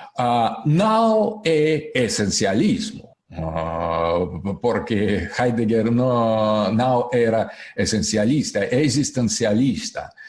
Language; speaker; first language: Portuguese; non-native, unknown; Russian